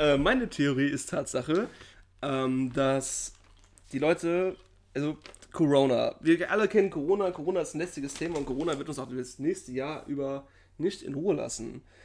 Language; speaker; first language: German; early bilingual, other home language; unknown